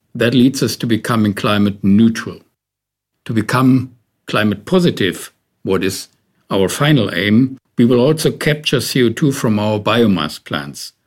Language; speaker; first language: English; non-native, fluent; German